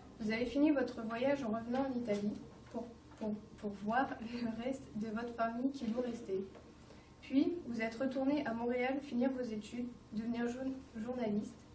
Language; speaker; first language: French; native; French